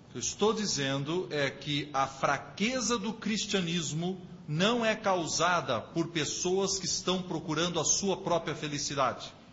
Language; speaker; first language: Portuguese; native; Portuguese